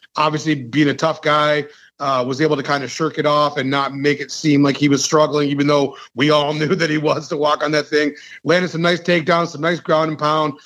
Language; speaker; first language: English; native; English